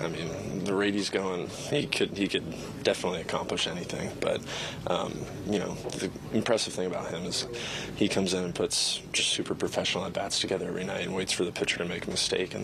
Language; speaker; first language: English; native; English